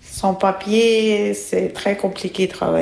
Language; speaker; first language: French; non-native, learner; Albanian